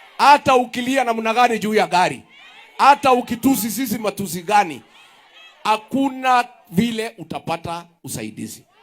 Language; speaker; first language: Swahili; non-native, local second language; Kikuyu